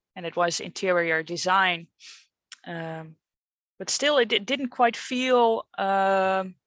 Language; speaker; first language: English; non-native, fluent; Dutch